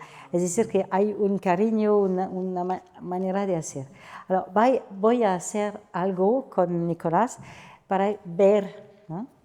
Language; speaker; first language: Spanish; non-native, fluent; French